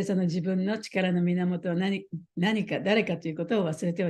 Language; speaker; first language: Japanese; native; Japanese